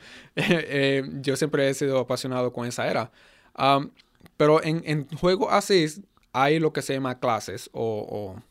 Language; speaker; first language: Spanish; early bilingual, heritage; Spanish